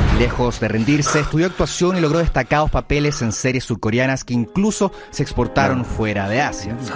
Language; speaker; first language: Spanish; native; Spanish